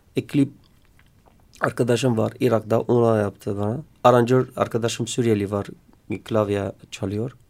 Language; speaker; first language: Turkish; non-native, learner; Kurdish